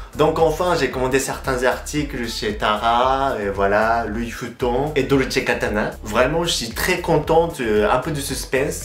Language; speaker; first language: French; non-native, fluent; Japanese